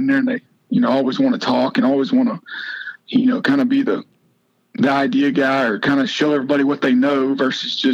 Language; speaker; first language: English; native; English